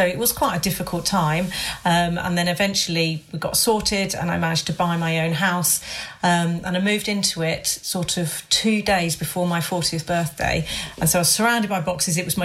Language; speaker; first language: English; native; English